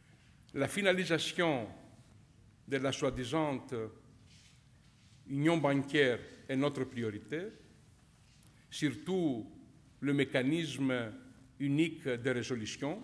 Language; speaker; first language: French; non-native, fluent; Greek